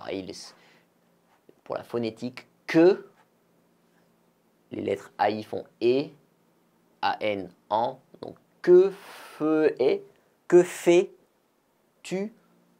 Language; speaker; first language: French; native; French